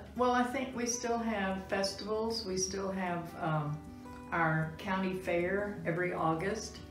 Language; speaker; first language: English; early bilingual, other home language; German